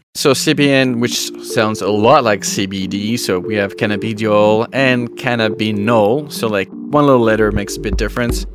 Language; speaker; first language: English; non-native, fluent; French